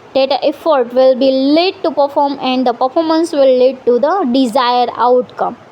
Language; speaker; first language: English; non-native, local second language; Gujarati